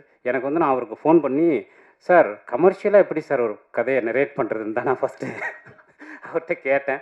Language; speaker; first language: Tamil; native; Tamil